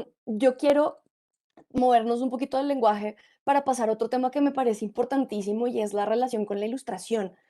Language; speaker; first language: Spanish; native; Spanish